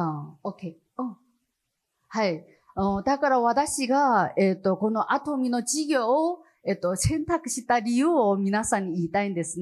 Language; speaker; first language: Japanese; non-native, learner; Chinese